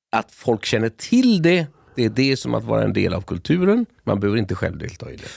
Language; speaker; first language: Swedish; native; Swedish